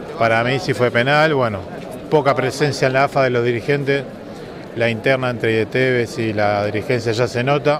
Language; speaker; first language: Spanish; native; Spanish